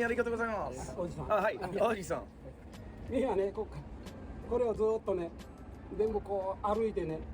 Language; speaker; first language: Japanese; native; Japanese